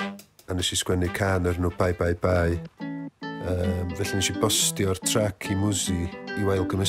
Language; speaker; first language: Welsh; native; Welsh